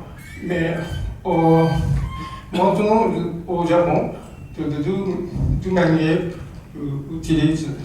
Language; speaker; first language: French; non-native, learner; Japanese